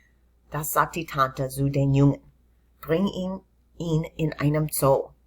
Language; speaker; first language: German; non-native, fluent; English